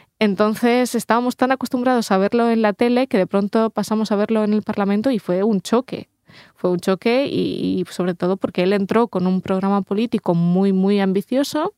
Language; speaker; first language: Spanish; early bilingual, other home language; Russian